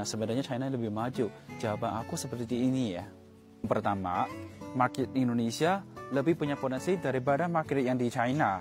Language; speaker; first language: Indonesian; non-native, fluent; Chinese